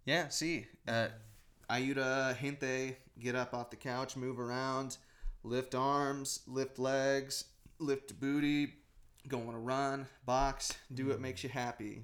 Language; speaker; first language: English; native; English